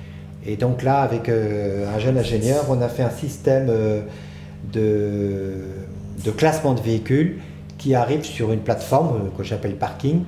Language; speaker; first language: French; native; French